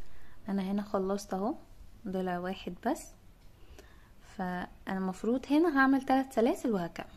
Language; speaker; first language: Arabic; native; Arabic